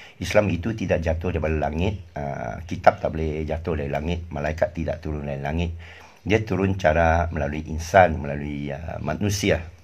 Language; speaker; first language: Malay; non-native, local second language; English